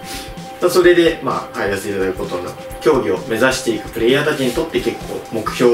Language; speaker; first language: Japanese; native; Japanese